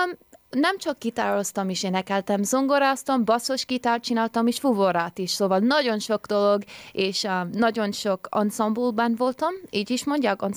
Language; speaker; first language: Hungarian; early bilingual, heritage; English